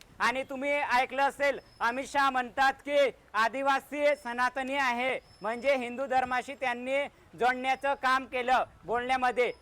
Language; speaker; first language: Marathi; non-native, local second language; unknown